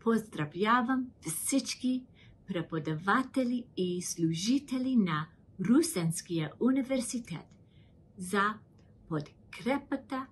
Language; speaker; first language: Bulgarian; non-native, fluent; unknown